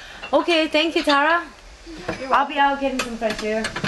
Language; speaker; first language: English; non-native, fluent; Korean